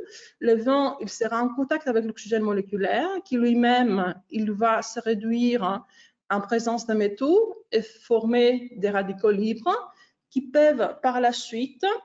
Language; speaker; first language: French; non-native, fluent; Greek